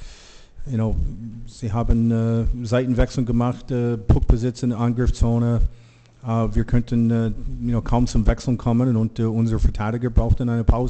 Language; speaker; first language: German; non-native, learner; English